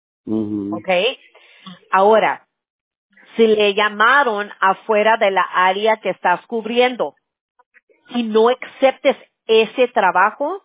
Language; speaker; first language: Spanish; early bilingual, heritage; Spanish